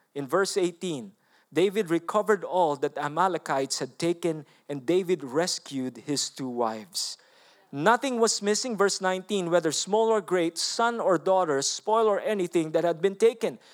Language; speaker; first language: English; non-native, local second language; Filipino